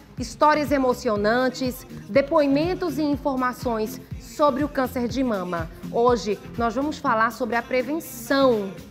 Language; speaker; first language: Portuguese; native; Portuguese